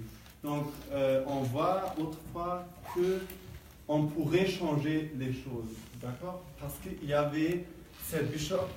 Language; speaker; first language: French; non-native, fluent; German